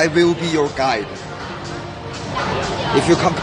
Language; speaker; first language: English; non-native, learner; Korean